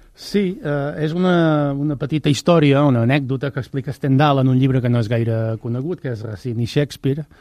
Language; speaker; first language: Catalan; native; Catalan